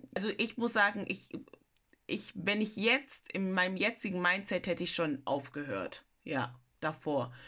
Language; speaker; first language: German; early bilingual, other home language; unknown